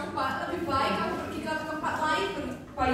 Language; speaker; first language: Indonesian; native; Indonesian